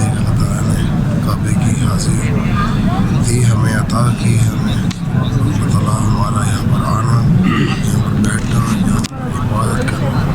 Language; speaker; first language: Urdu; native; Urdu